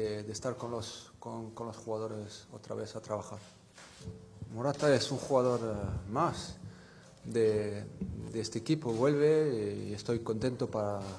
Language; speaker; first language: Spanish; non-native, fluent; French